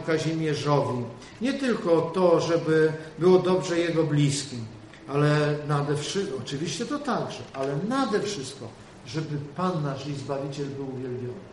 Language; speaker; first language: Polish; native; Polish